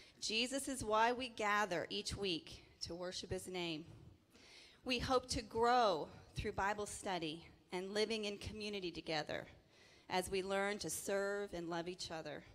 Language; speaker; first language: English; native; English